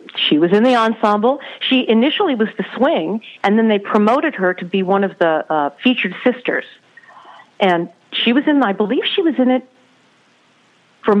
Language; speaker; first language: English; native; English